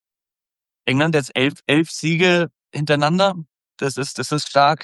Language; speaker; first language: German; native; German